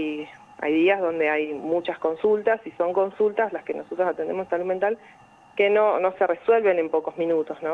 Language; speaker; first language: Spanish; native; Spanish